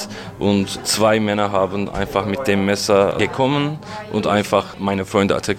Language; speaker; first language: German; non-native, fluent; Turkish